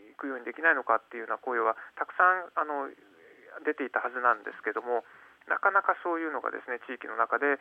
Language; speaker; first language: Japanese; native; Japanese